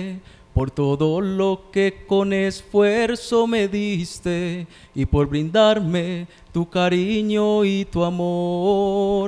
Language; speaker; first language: Spanish; native; Spanish